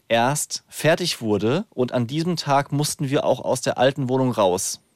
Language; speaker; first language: German; native; German